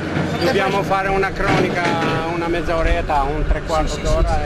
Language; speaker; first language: Italian; non-native, learner; Albanian